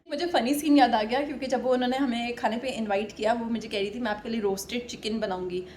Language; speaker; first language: Urdu; native; Urdu